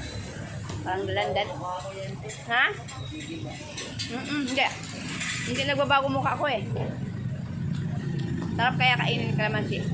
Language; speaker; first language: Filipino; non-native, local second language; Cebuano